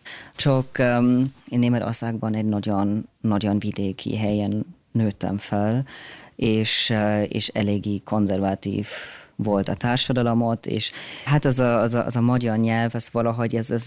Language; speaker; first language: Hungarian; early bilingual, heritage; German